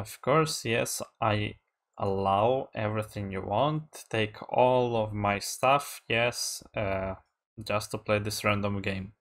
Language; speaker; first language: English; non-native, fluent; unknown